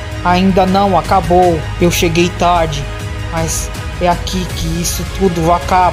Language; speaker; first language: Portuguese; native; Portuguese